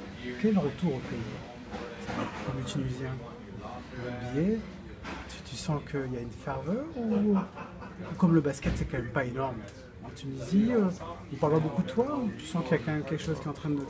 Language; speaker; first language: French; native; French